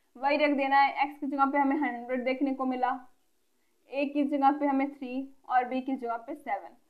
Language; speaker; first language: Hindi; native; Hindi